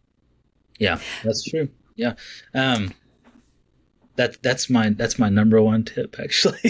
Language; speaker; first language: English; native; English